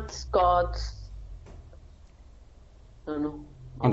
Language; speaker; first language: English; non-native, learner; Spanish